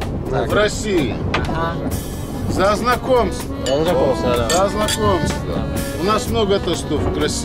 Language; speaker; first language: Russian; non-native, local second language; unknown